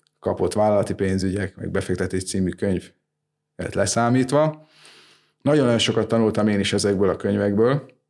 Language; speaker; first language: Hungarian; native; Hungarian